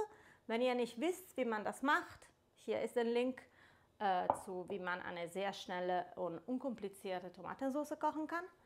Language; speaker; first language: German; non-native, fluent; Italian